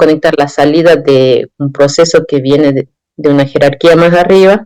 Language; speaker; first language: Spanish; native; Spanish